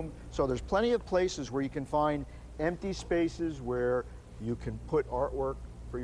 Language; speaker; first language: English; native; English